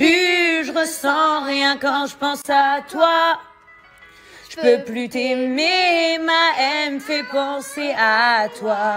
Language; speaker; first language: French; native; French